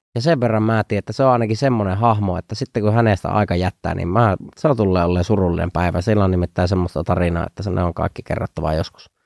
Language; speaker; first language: Finnish; native; Finnish